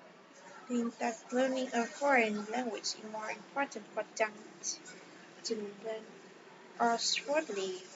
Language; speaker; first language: English; non-native, learner; Vietnamese